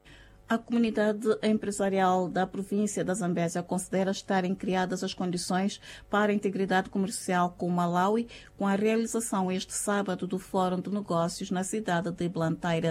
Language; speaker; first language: Portuguese; native; Portuguese